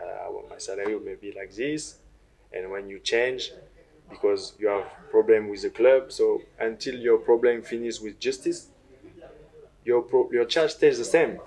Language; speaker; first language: English; non-native, learner; French